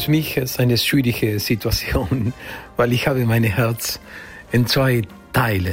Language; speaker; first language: German; non-native, fluent; Spanish